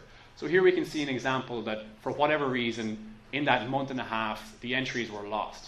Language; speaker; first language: English; native; English